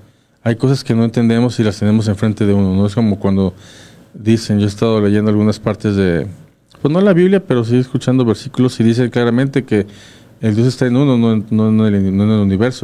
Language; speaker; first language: Spanish; native; Spanish